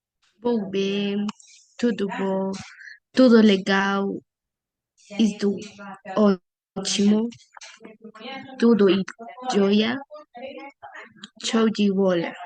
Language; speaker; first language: Portuguese; non-native, learner; Spanish